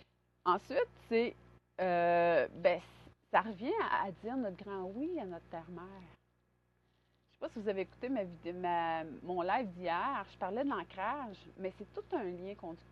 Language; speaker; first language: French; native; French